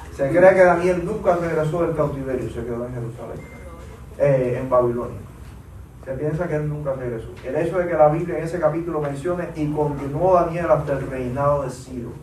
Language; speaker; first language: Spanish; native; Spanish